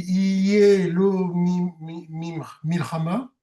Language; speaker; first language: Hebrew; non-native, learner; French